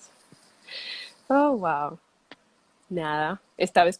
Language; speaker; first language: Spanish; early bilingual, heritage; Spanish